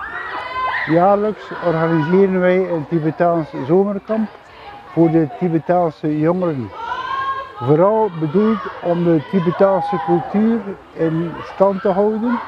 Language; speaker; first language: Dutch; non-native, fluent; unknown